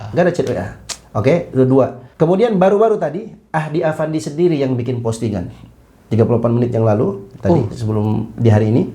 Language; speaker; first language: Indonesian; native; Indonesian